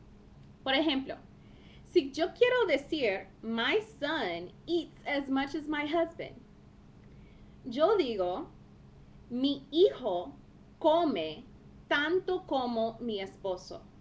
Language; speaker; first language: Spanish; non-native, fluent; English